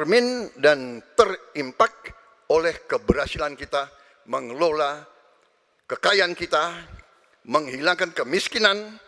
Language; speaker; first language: Indonesian; native; Indonesian